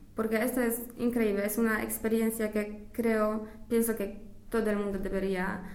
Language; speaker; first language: Spanish; non-native, fluent; English